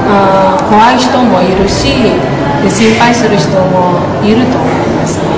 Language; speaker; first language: Japanese; non-native, fluent; Indonesian